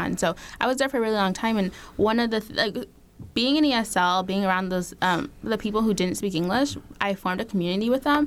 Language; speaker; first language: English; early bilingual, other home language; Arabic